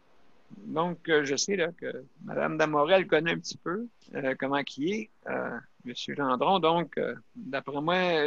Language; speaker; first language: French; native; French